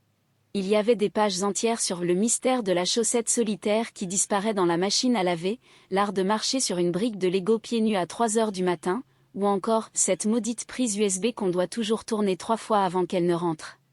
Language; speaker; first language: French; native; French